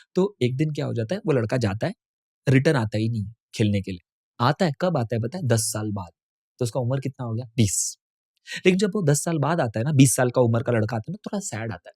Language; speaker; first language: Hindi; non-native, local second language; Tamil